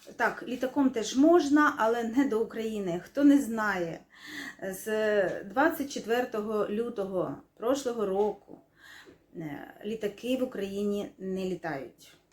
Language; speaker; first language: Ukrainian; non-native, local second language; Russian